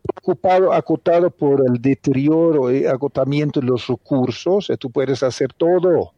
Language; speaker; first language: Spanish; non-native, fluent; Dutch